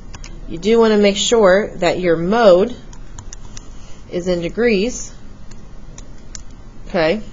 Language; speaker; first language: English; native; English